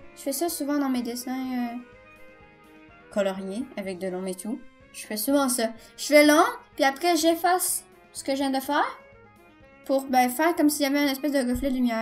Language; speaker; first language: French; native; French